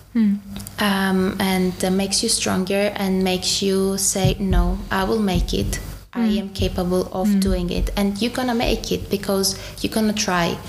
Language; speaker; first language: English; non-native, fluent; Greek